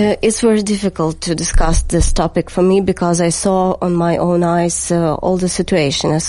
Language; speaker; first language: English; non-native, learner; Ukrainian